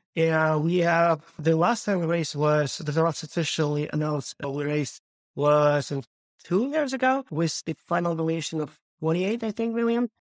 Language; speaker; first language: English; non-native, fluent; Ukrainian